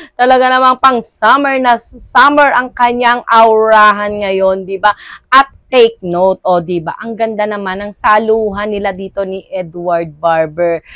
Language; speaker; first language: Filipino; native; Filipino